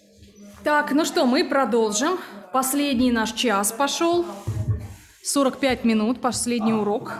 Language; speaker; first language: Russian; native; Russian